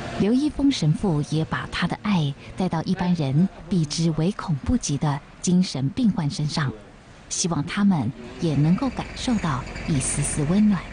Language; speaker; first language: Chinese; native; Chinese